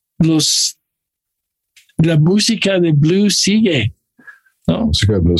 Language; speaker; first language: Spanish; non-native, fluent; English